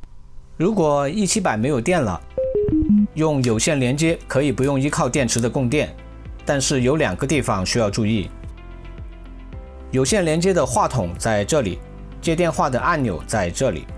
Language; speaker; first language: Chinese; native; Chinese